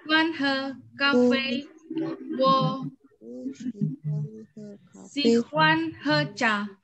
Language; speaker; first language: Chinese; non-native, learner; Indonesian